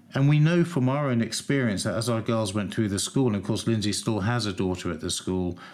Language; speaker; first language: English; native; English